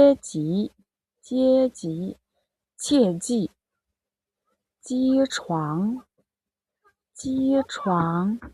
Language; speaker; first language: Chinese; non-native, fluent; Mongolian